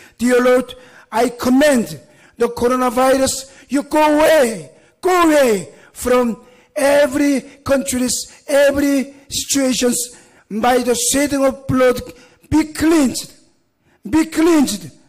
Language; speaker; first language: English; non-native, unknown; Korean